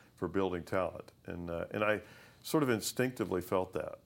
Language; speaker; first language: English; native; English